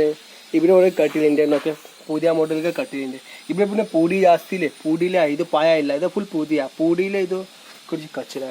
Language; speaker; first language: Malayalam; non-native, learner; Hindi